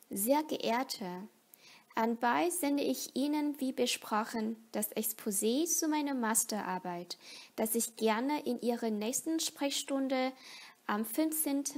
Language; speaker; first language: German; non-native, fluent; Vietnamese